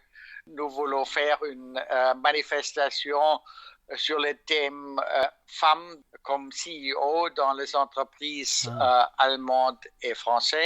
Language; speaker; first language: French; non-native, fluent; German